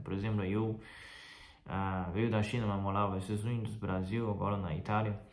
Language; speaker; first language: Portuguese; non-native, fluent; Chinese